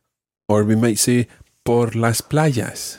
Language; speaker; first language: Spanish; non-native, fluent; English